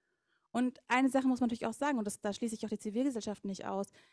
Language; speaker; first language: German; native; German